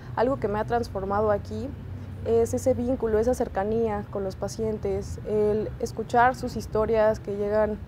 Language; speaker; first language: Spanish; native; Spanish